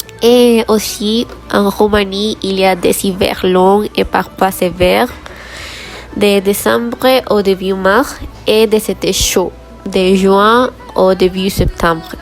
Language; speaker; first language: French; non-native, learner; Spanish